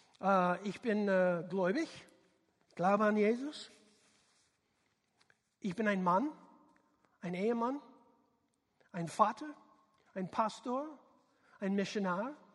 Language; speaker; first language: German; non-native, learner; English